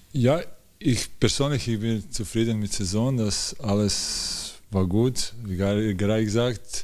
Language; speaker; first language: German; non-native, learner; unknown